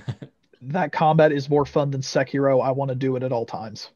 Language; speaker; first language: English; native; English